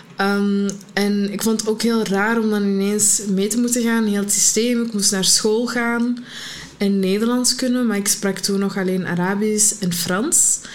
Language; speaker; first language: Dutch; early bilingual, other home language; Arabic